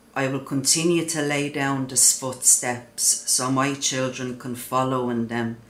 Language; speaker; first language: English; native; English